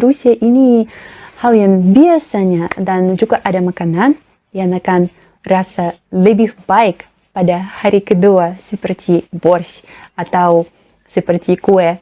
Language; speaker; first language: Indonesian; non-native, learner; Russian